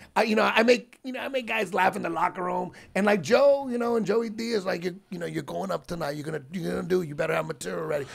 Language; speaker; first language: English; native; English